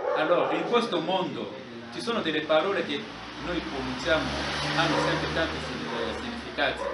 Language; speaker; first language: Italian; non-native, fluent; Lingala